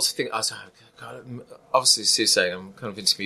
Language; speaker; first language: English; native; English